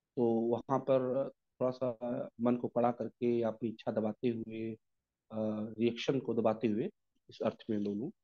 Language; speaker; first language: Hindi; native; Hindi